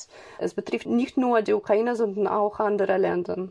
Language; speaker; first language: German; non-native, fluent; Ukrainian